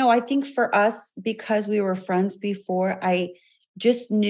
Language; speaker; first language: English; native; English